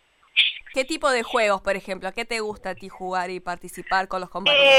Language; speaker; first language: Spanish; native; Spanish